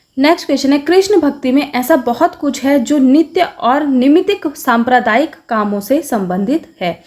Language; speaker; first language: Hindi; native; Hindi